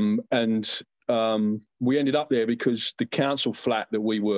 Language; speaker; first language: English; native; English